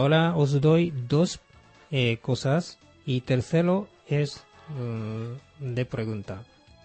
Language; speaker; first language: Spanish; non-native, fluent; Japanese